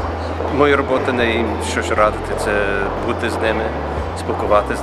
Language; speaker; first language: Ukrainian; early bilingual, heritage; English